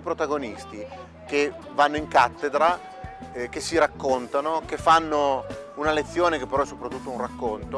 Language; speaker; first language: Italian; native; Italian